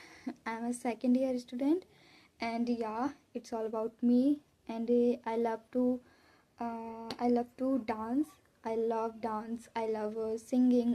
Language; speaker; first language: English; non-native, learner; Hindi